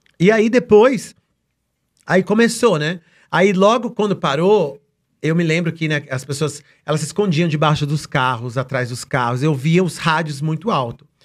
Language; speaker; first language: Portuguese; native; Portuguese